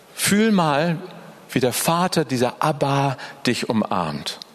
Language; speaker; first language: German; native; German